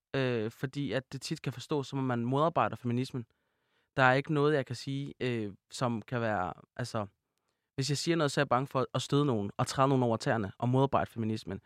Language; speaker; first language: Danish; early bilingual, other home language; Arabic